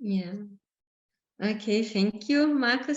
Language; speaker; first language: English; non-native, learner; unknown